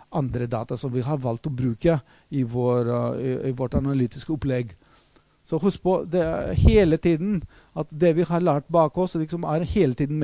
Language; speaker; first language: Norwegian; non-native, fluent; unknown